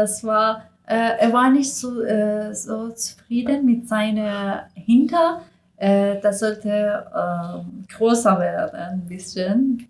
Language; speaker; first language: German; non-native, learner; Persian